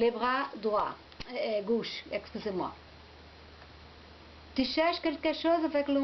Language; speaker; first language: French; non-native, learner; Portuguese